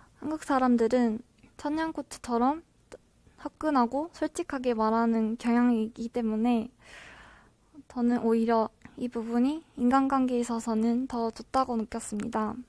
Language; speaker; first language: Korean; non-native, fluent; Japanese